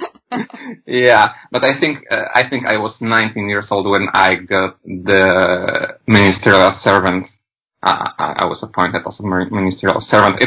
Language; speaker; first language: English; non-native, fluent; Polish